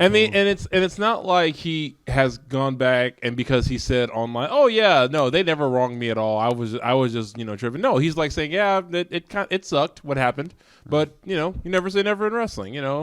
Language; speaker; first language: English; native; English